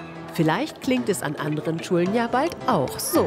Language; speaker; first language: German; native; German